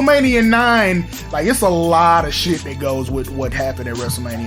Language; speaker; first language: English; native; English